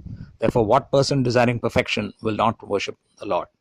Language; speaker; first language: English; non-native, local second language; Tamil